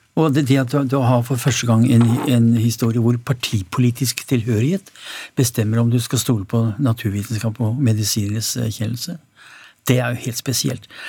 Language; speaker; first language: Norwegian; native; Norwegian